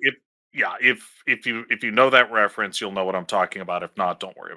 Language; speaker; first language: English; native; English